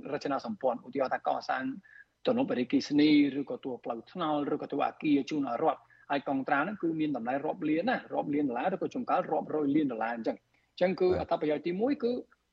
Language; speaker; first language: Khmer; non-native, fluent; Spanish